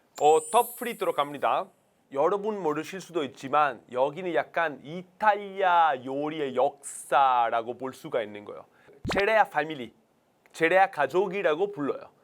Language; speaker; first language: Korean; non-native, fluent; Italian